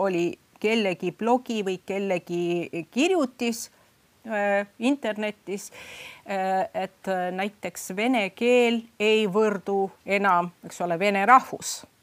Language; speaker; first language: Estonian; non-native, fluent; Russian